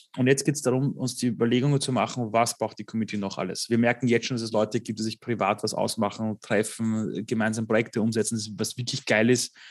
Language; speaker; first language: German; early bilingual, other home language; Persian